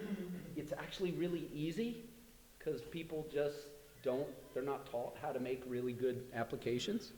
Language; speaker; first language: English; native; English